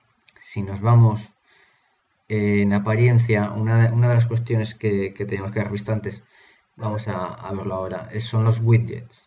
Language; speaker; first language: Spanish; native; Spanish